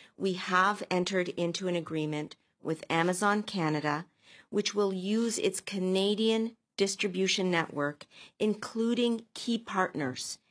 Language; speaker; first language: English; native; English